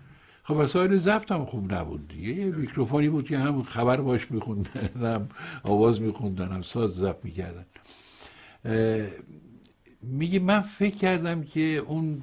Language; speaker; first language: Persian; native; Persian